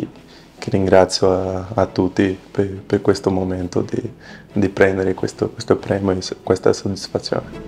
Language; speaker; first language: Italian; non-native, fluent; Portuguese